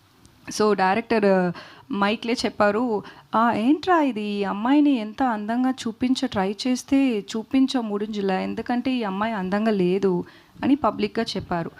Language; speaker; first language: Telugu; non-native, learner; Tamil